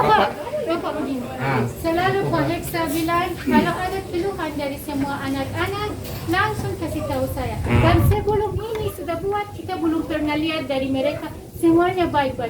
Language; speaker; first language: Indonesian; non-native, learner; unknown